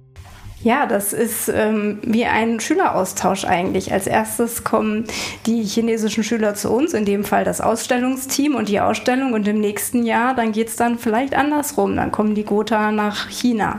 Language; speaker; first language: German; native; German